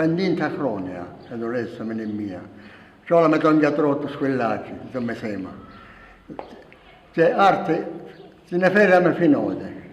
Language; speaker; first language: Greek; early bilingual, heritage; Greek